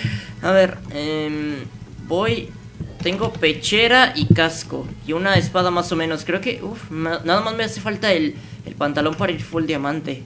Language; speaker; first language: Spanish; native; Spanish